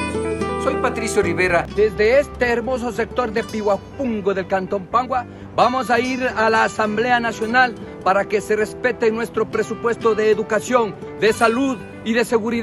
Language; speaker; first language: Spanish; native; Spanish